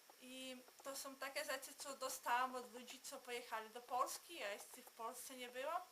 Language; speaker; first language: Polish; early bilingual, heritage; Polish